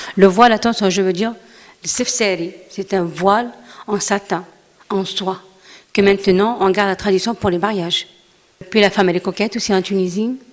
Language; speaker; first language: French; non-native, local second language; Arabic